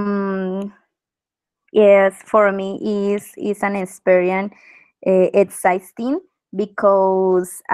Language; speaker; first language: English; non-native, learner; Spanish